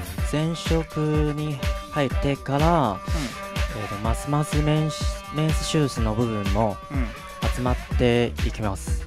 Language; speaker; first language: Japanese; non-native, fluent; Chinese